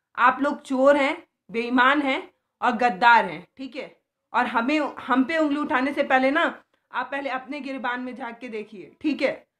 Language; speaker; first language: Hindi; native; Hindi